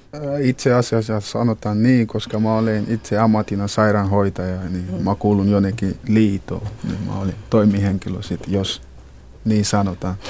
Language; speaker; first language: Finnish; non-native, fluent; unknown